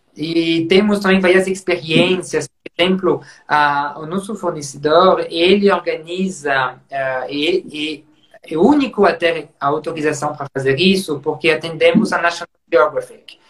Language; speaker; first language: Portuguese; non-native, fluent; French